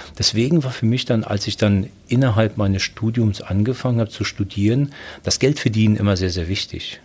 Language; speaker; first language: German; early bilingual, other home language; Polish